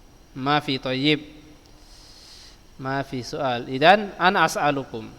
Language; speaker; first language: Arabic; non-native, fluent; Indonesian